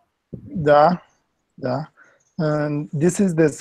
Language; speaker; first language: English; non-native, learner; Spanish